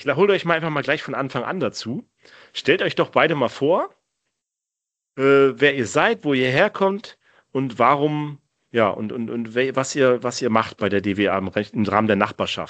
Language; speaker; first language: German; native; German